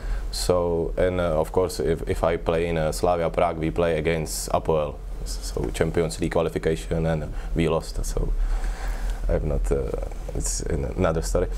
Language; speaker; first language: English; non-native, learner; Czech